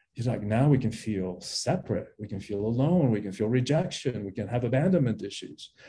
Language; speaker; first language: English; early bilingual, other home language; Spanish